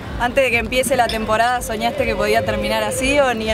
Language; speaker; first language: Spanish; native; Spanish